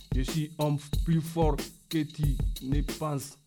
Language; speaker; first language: French; non-native, learner; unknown